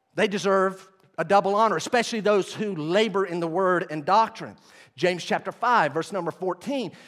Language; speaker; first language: English; native; English